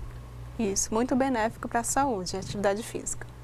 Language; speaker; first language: Portuguese; native; Portuguese